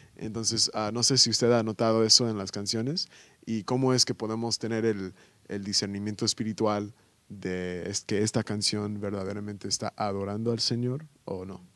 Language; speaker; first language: Spanish; early bilingual, heritage; Spanish